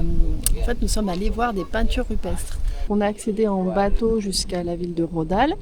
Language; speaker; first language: French; native; French